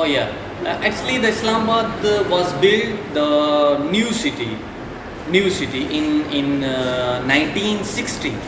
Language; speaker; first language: English; non-native, fluent; Urdu